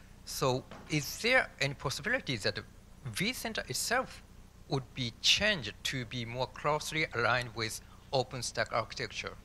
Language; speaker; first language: English; non-native, fluent; Japanese